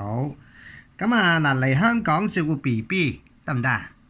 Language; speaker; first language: Cantonese; native; Cantonese